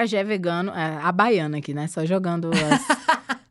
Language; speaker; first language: Portuguese; native; Portuguese